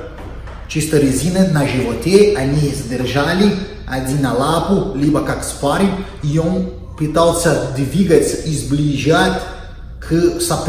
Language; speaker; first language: Russian; non-native, learner; Portuguese